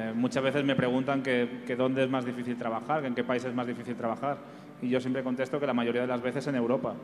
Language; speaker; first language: Spanish; native; Spanish